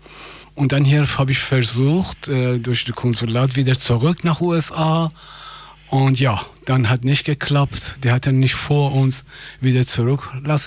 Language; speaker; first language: German; non-native, fluent; Persian